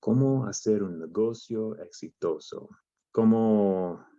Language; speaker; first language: Spanish; non-native, learner; English